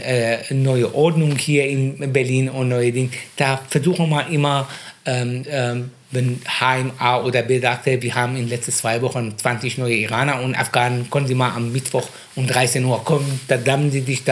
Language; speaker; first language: German; non-native, fluent; Persian